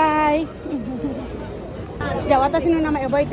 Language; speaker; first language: Japanese; non-native, learner; Filipino